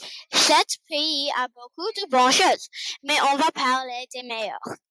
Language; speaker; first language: French; non-native, learner; English